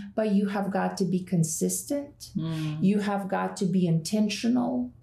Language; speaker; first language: English; non-native, fluent; Russian